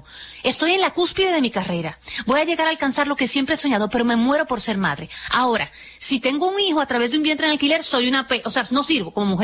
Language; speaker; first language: Spanish; native; Spanish